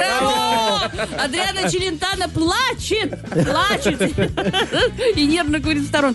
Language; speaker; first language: Russian; native; Russian